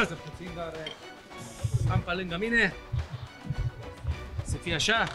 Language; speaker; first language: Romanian; non-native, learner; Arabic